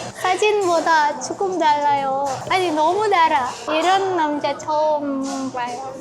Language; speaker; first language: Korean; non-native, learner; Indonesian